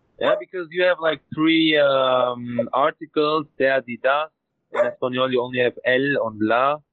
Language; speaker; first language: English; non-native, learner; German